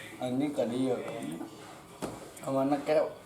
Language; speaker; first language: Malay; non-native, local second language; Sundanese